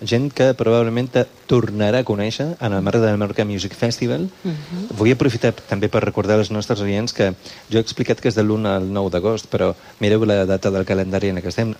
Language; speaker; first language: Catalan; native; Catalan